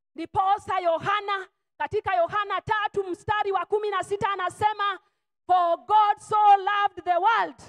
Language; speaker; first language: English; non-native, local second language; Swahili